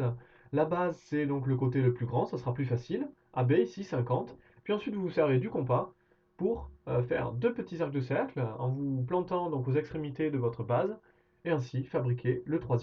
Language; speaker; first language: French; native; French